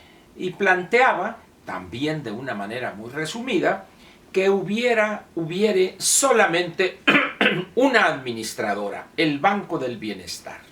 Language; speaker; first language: Spanish; native; Spanish